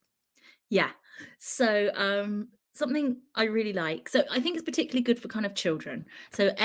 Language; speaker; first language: English; native; English